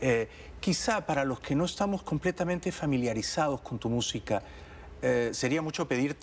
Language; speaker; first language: Spanish; native; Spanish